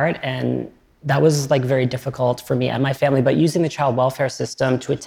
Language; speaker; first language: English; native; English